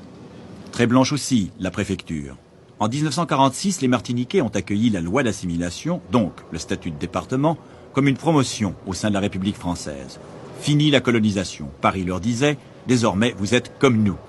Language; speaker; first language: French; native; French